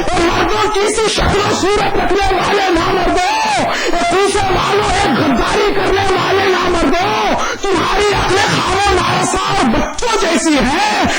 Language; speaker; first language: Urdu; native; Urdu